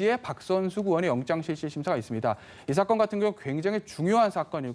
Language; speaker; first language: Korean; native; Korean